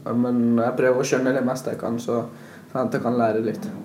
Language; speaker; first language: Norwegian; early bilingual, other home language; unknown